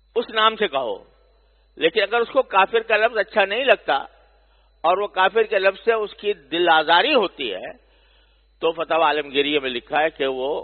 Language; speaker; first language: Urdu; native; Urdu